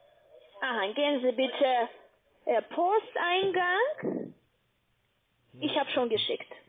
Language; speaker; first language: German; non-native, learner; Russian